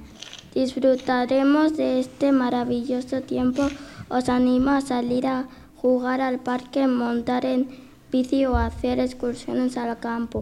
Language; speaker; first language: Spanish; native; Spanish